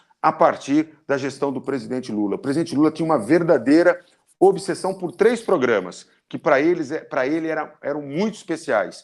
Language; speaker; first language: Portuguese; native; Portuguese